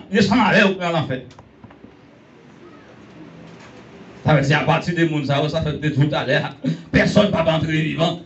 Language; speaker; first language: French; non-native, learner; Haitian Creole